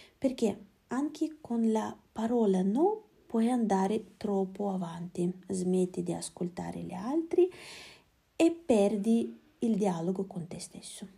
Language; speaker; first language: Italian; non-native, fluent; Russian